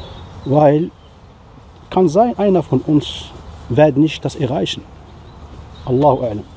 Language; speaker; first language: German; non-native, fluent; Riffian